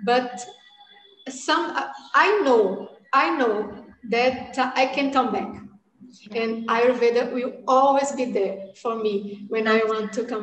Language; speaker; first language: English; non-native, fluent; Portuguese